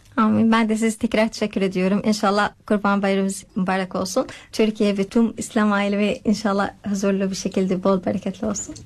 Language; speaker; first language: Turkish; non-native, fluent; Arabic